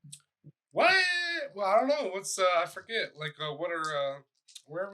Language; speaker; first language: English; native; English